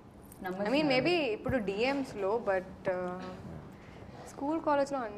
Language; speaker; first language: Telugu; non-native, local second language; Tamil